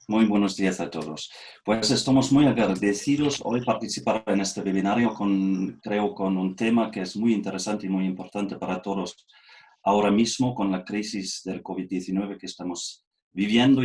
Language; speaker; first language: Spanish; non-native, fluent; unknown